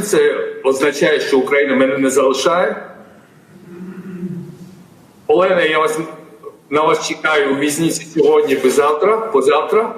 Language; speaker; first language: Ukrainian; non-native, fluent; Georgian